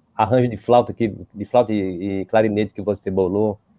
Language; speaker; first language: Portuguese; native; Portuguese